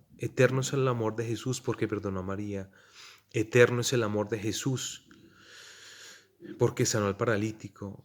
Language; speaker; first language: Spanish; native; Spanish